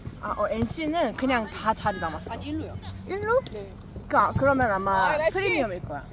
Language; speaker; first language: Korean; native; Korean